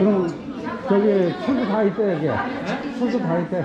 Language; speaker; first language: Korean; native; Korean